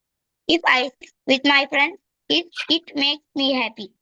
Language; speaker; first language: English; non-native, learner; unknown